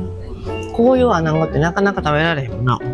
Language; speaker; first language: Japanese; native; Japanese